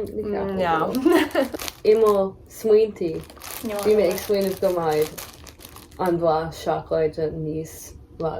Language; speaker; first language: Irish; non-native, learner; English